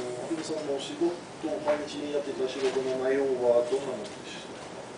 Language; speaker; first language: Japanese; non-native, fluent; English